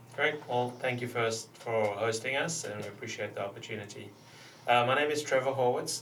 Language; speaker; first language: English; native; English